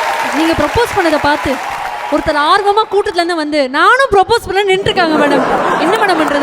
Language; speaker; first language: Tamil; native; Tamil